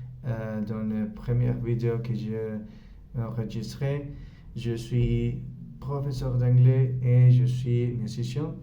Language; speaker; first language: French; non-native, learner; Spanish